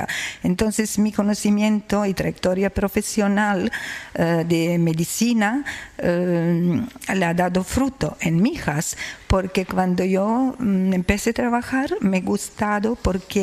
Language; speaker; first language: Spanish; non-native, learner; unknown